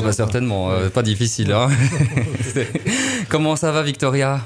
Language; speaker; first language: French; native; French